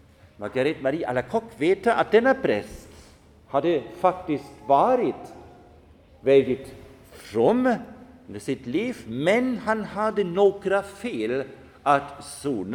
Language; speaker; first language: Swedish; non-native, fluent; German